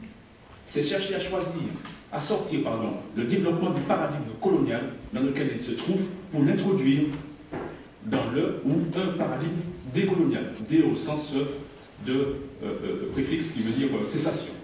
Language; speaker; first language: French; native; French